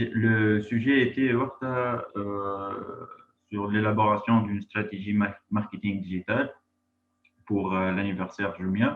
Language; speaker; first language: French; non-native, local second language; Arabic